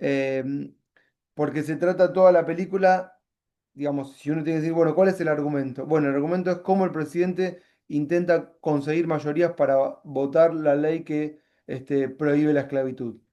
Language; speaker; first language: Spanish; native; Spanish